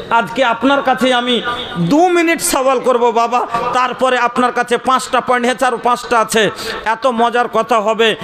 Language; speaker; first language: Bangla; non-native, local second language; Bhojpuri